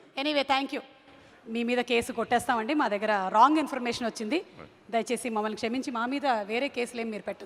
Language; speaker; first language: Telugu; native; Telugu